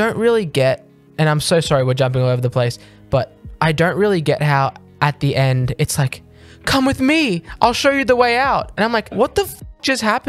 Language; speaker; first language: English; native; English